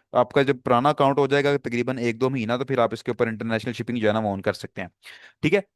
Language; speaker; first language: Urdu; non-native, local second language; Punjabi